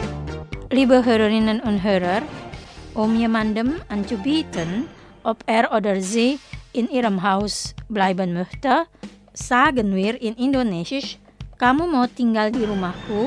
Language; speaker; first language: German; non-native, fluent; Indonesian